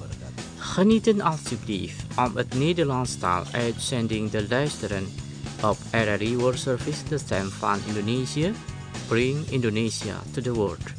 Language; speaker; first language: Dutch; non-native, learner; Indonesian